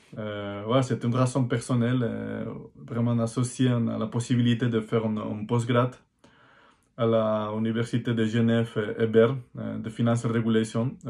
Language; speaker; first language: French; non-native, fluent; Spanish